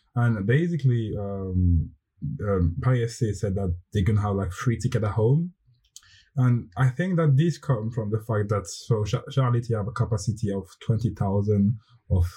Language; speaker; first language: English; non-native, fluent; French